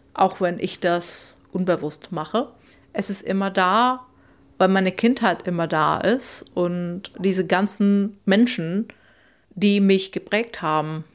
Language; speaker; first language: German; non-native, fluent; Czech